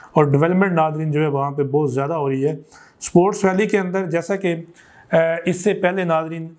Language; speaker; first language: Urdu; non-native, local second language; Punjabi